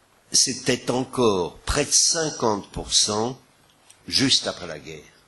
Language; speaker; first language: French; native; French